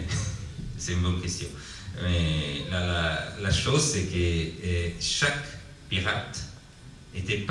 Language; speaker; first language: French; non-native, learner; Italian